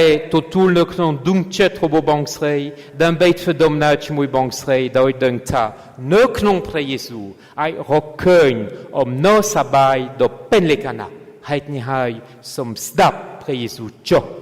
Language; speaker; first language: Khmer; non-native, fluent; French